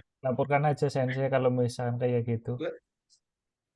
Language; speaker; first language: Indonesian; native; Indonesian